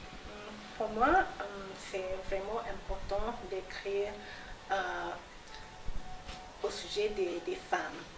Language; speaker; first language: French; non-native, fluent; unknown